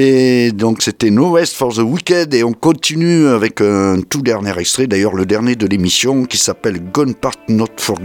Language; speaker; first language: French; native; French